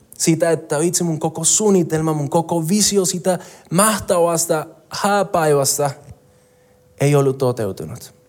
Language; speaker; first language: Finnish; non-native, fluent; Spanish